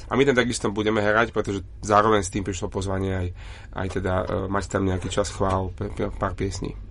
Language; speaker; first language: Slovak; native; Slovak